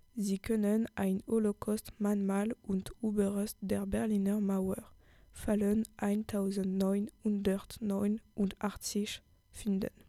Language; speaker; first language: German; non-native, learner; French